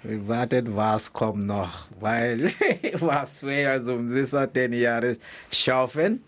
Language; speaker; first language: German; non-native, learner; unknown